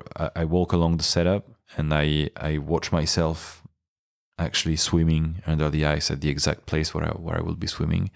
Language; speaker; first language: English; non-native, fluent; French